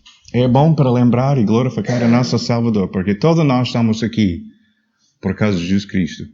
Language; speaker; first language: Portuguese; non-native, learner; English